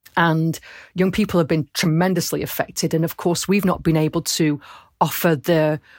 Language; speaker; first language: English; native; English